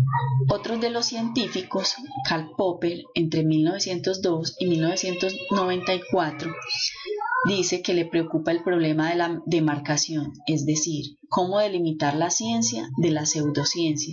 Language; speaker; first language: Spanish; native; Spanish